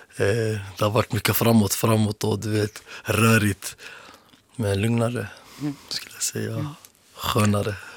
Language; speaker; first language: Swedish; early bilingual, other home language; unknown